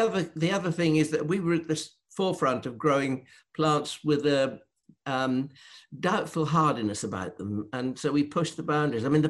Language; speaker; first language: English; native; English